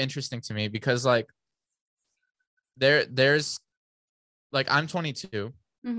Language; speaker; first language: English; early bilingual, other home language; Spanish